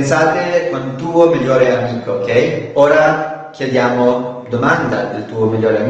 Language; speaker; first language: Italian; non-native, learner; English